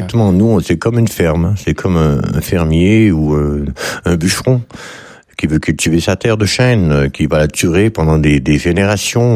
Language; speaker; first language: French; native; French